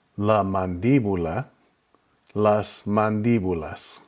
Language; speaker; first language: Spanish; non-native, fluent; English